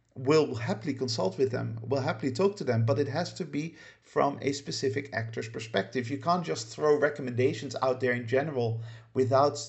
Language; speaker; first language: English; non-native, fluent; Dutch